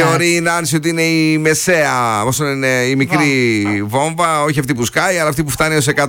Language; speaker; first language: Greek; native; Greek